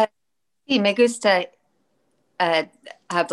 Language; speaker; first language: Spanish; non-native, learner; English